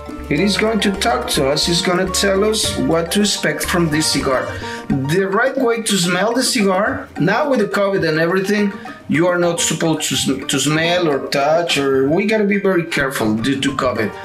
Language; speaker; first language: English; non-native, fluent; Spanish